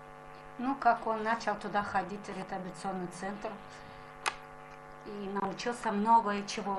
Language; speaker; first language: Russian; non-native, local second language; Gagauz